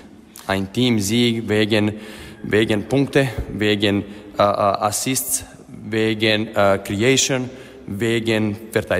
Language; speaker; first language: German; non-native, fluent; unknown